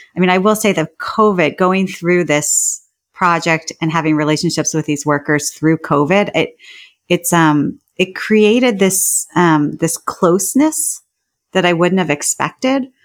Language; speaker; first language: English; native; English